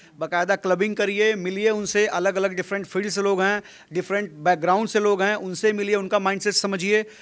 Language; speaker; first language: Hindi; native; Hindi